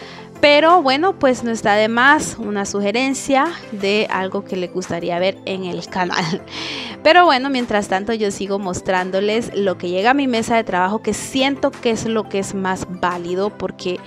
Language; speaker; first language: Spanish; native; Spanish